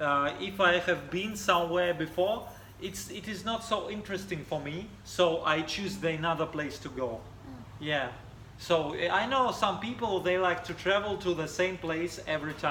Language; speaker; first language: English; non-native, fluent; Russian